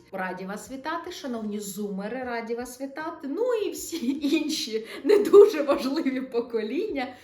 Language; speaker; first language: Ukrainian; non-native, local second language; Russian